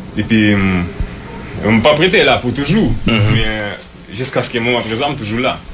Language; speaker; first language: Haitian Creole; non-native, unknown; Ukrainian